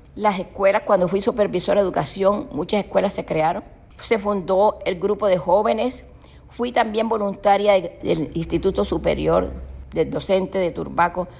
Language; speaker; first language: Spanish; native; Spanish